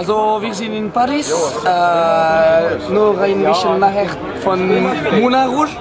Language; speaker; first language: German; non-native, learner; French